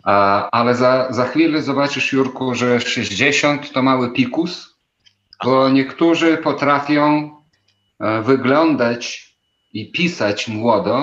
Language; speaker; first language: Polish; non-native, fluent; Ukrainian